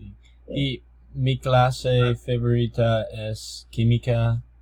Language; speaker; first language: Spanish; non-native, learner; English